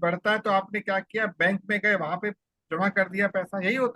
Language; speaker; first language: Hindi; native; Hindi